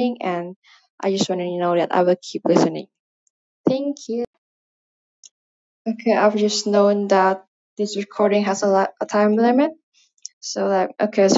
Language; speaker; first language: English; non-native, fluent; Indonesian